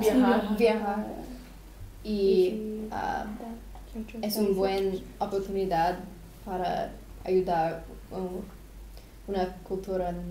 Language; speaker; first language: Spanish; non-native, learner; English